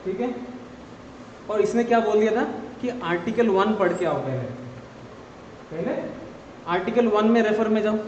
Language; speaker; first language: Hindi; non-native, local second language; Assamese